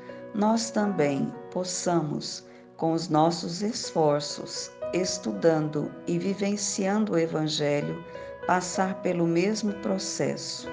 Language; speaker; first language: Portuguese; native; Portuguese